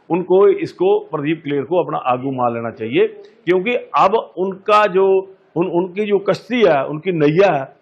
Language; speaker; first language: Hindi; non-native, local second language; Punjabi